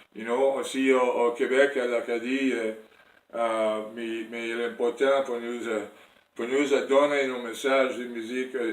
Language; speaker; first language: French; non-native, learner; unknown